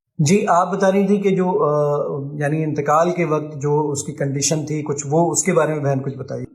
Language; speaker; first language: Urdu; native; Urdu